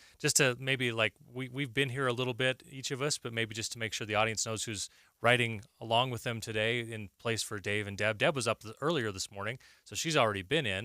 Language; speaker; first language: English; native; English